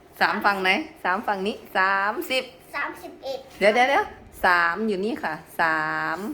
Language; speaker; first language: Thai; native; Thai